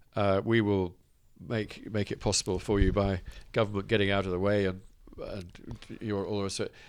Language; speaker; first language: English; native; English